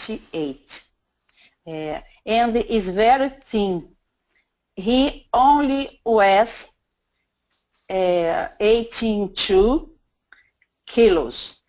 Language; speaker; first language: English; non-native, learner; Portuguese